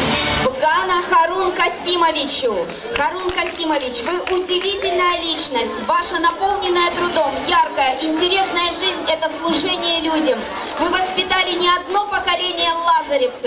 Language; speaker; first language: Russian; native; Russian